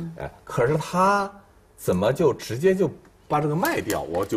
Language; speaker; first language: Chinese; native; Chinese